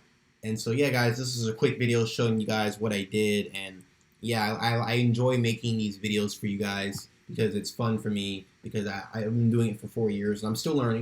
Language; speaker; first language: English; native; English